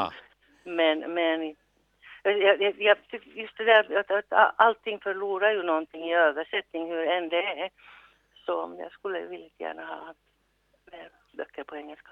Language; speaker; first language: Swedish; non-native, local second language; Finnish